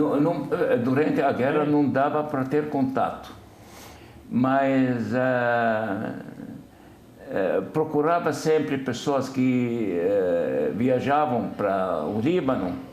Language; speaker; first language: Portuguese; non-native, fluent; Arabic